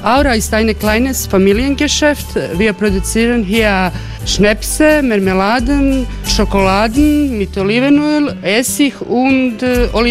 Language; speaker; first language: German; non-native, learner; Croatian